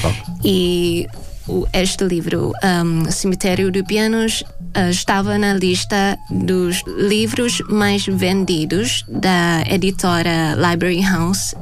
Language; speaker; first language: Portuguese; non-native, fluent; Thai